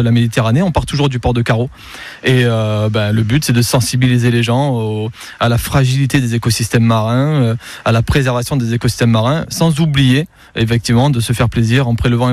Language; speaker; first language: French; native; French